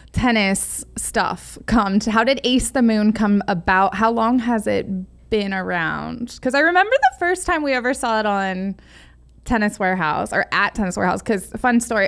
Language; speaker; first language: English; native; English